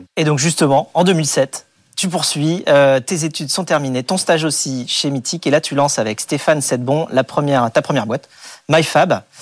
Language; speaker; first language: French; native; French